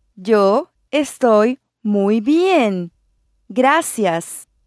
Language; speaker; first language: English; non-native, fluent; Spanish